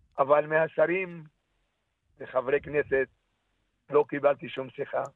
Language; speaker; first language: Hebrew; non-native, local second language; Arabic